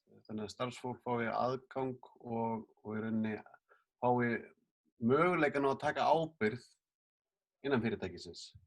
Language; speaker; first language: Icelandic; native; Icelandic